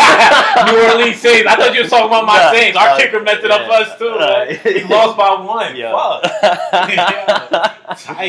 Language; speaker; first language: English; native; English